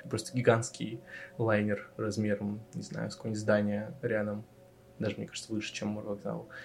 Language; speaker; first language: Russian; native; Russian